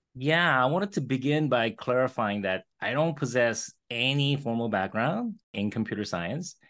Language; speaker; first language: English; early bilingual, other home language; Korean